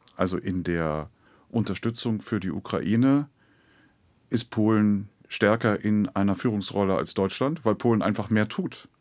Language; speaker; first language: German; native; German